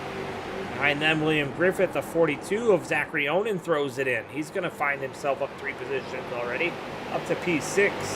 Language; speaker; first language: English; native; English